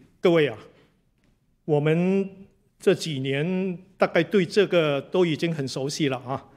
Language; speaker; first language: Chinese; native; Chinese